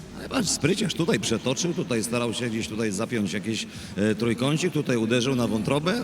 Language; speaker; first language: Polish; native; Polish